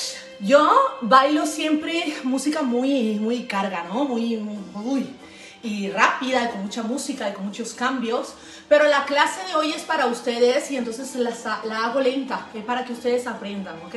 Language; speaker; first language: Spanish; non-native, fluent; Italian